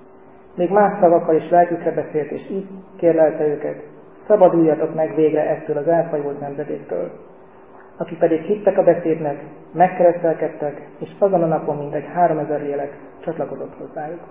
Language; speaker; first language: Hungarian; native; Hungarian